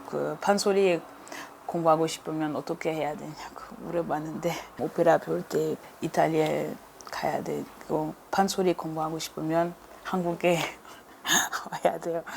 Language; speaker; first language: Korean; non-native, learner; French